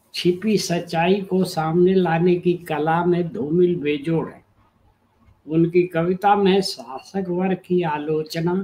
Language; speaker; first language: Hindi; native; Hindi